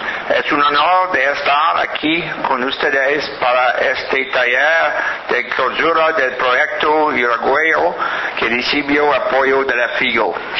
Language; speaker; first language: Spanish; non-native, learner; English